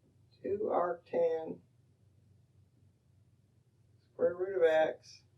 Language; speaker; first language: English; native; English